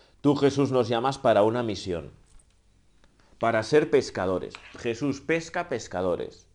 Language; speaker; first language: Spanish; native; Spanish